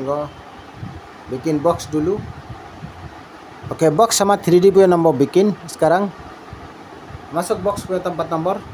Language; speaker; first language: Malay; non-native, learner; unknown